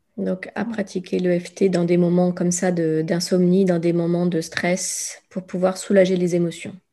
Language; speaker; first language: French; native; French